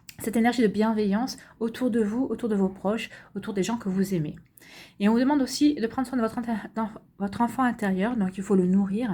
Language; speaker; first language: French; native; French